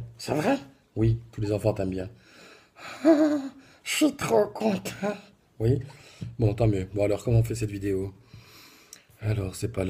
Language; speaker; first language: French; native; French